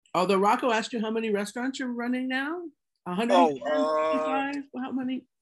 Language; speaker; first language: English; native; English